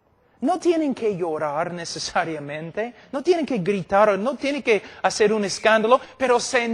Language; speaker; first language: Spanish; non-native, fluent; English